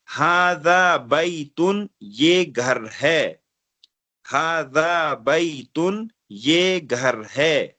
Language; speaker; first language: Urdu; non-native, local second language; Kashmiri